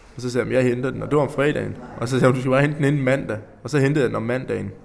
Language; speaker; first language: Danish; native; Danish